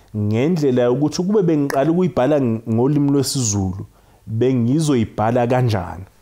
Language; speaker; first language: Zulu; native; Zulu